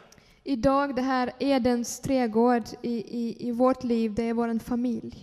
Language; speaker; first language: Swedish; non-native, fluent; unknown